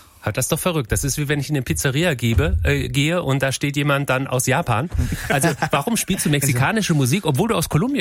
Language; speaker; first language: German; native; German